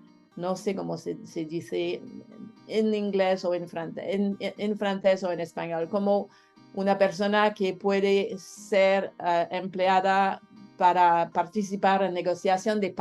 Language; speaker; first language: Spanish; non-native, learner; French